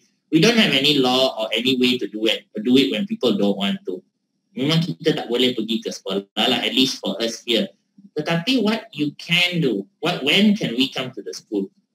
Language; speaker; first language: English; non-native, local second language; Malay